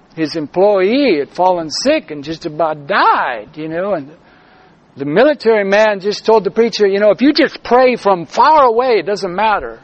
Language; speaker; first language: English; native; English